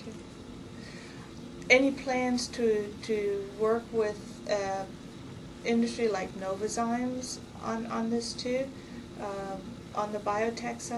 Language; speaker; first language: English; non-native, fluent; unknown